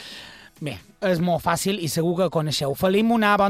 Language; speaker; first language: Catalan; native; Catalan